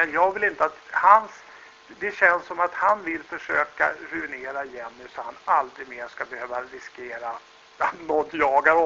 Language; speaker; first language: Swedish; native; Swedish